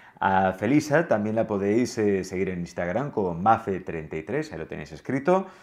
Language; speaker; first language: Spanish; native; Spanish